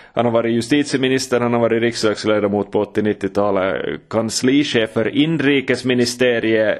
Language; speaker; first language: Swedish; native; Swedish